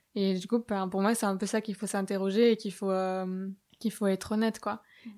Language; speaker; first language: French; native; French